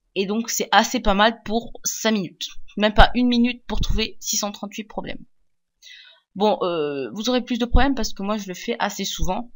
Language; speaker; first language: French; native; French